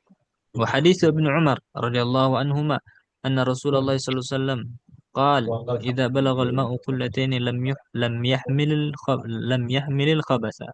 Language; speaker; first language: Arabic; non-native, fluent; Indonesian